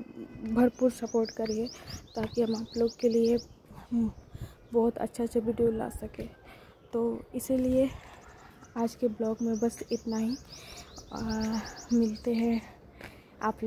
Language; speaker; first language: Hindi; non-native, local second language; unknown